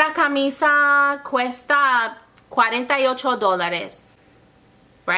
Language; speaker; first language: Spanish; non-native, learner; English